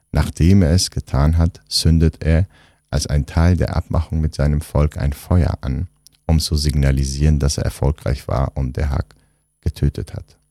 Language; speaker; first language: German; non-native, fluent; Kurdish